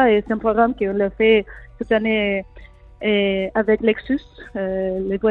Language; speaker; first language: French; non-native, learner; Spanish